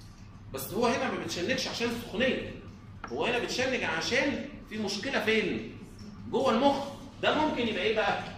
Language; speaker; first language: Arabic; native; Arabic